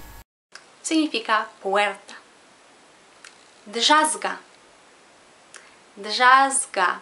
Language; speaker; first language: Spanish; non-native, fluent; Polish